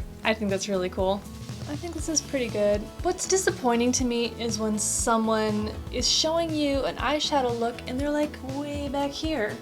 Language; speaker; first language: English; native; English